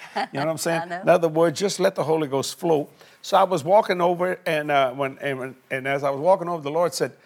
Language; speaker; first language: English; native; English